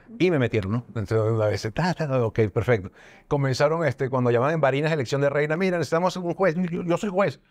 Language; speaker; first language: Spanish; native; Spanish